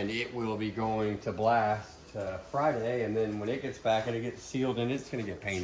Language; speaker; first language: English; native; English